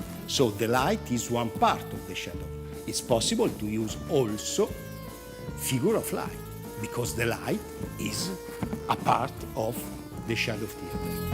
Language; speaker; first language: English; non-native, learner; Italian